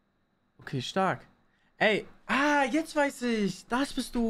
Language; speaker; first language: German; native; German